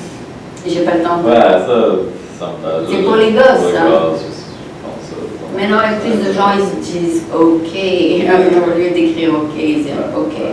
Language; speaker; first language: French; non-native, local second language; Arabic